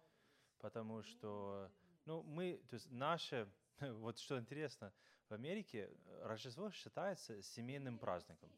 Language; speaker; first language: Russian; non-native, fluent; English